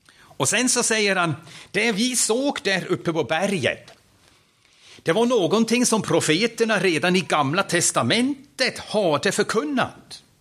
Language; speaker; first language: Swedish; non-native, fluent; German